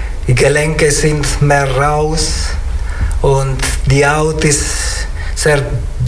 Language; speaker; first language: German; non-native, learner; Italian